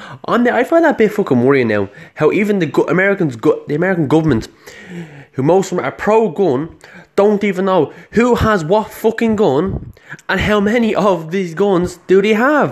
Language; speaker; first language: English; native; English